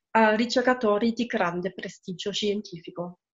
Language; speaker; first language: Italian; non-native, fluent; German